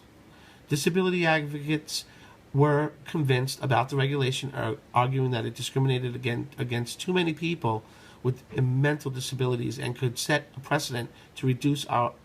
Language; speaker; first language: English; native; English